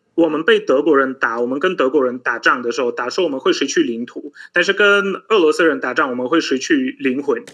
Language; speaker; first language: Chinese; non-native, fluent; Polish